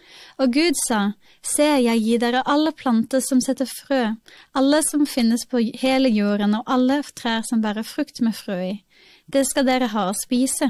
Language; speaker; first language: Norwegian; native; Norwegian